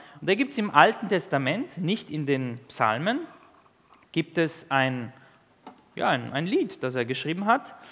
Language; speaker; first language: German; early bilingual, other home language; Italian